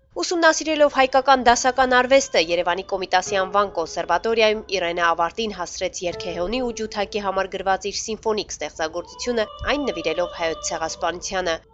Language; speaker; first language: Armenian; native; Armenian